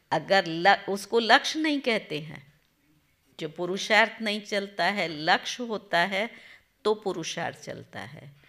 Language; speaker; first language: Hindi; non-native, local second language; Gujarati